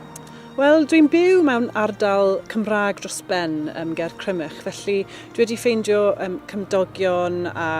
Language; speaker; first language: Welsh; non-native, fluent; English